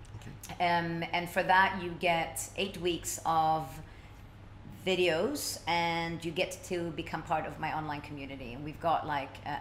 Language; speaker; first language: English; early bilingual, other home language; Swedish